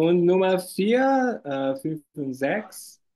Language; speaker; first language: German; non-native, fluent; Portuguese